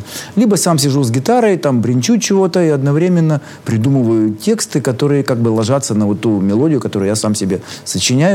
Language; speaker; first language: Russian; native; Russian